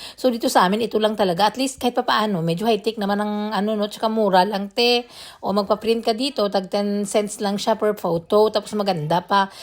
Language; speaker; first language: Filipino; non-native, local second language; Cebuano